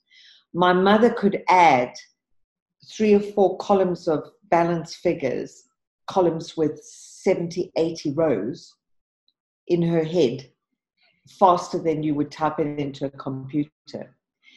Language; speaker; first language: English; native; English